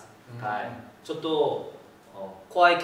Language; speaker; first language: Japanese; non-native, fluent; Korean